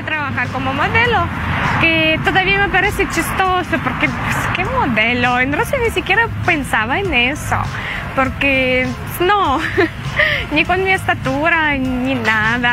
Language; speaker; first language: Spanish; non-native, fluent; Russian